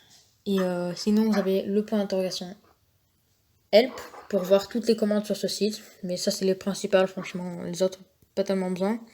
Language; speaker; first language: French; native; French